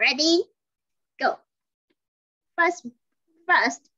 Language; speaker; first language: English; non-native, learner; Chinese